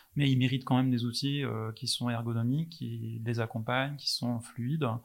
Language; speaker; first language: French; non-native, fluent; English